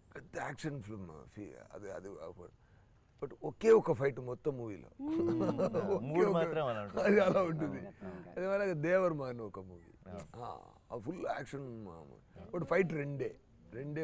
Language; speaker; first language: Telugu; non-native, fluent; Tamil